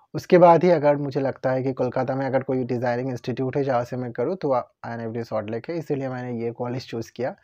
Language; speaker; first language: Hindi; non-native, local second language; Bangla